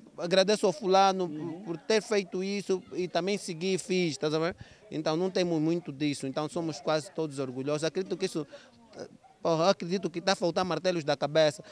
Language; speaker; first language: Portuguese; native; Portuguese